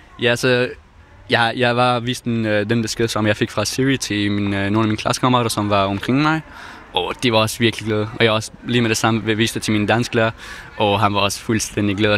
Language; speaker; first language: Danish; non-native, fluent; Persian